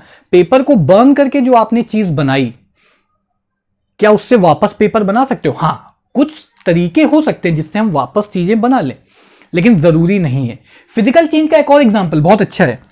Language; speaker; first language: Hindi; native; Hindi